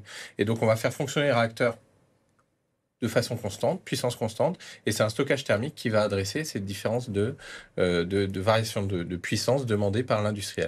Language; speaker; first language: French; native; French